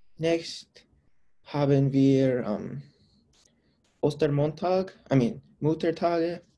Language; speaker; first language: German; non-native, learner; English